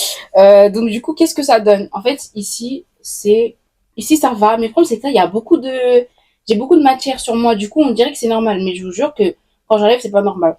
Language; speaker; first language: French; native; French